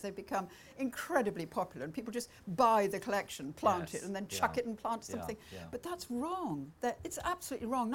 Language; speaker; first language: English; native; English